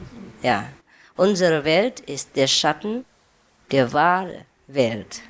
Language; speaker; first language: German; non-native, learner; Vietnamese